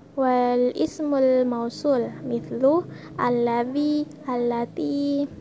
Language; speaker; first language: Arabic; non-native, learner; Indonesian